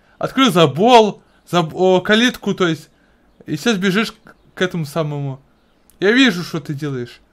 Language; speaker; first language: Russian; native; Russian